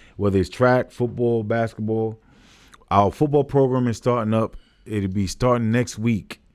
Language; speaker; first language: English; native; English